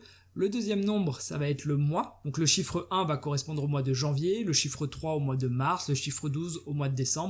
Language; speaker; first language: French; native; French